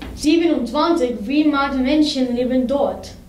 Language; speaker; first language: German; non-native, learner; English